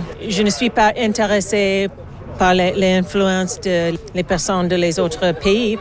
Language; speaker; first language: French; non-native, local second language; English